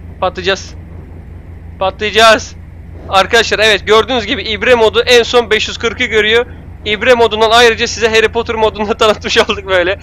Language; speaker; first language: Turkish; native; Turkish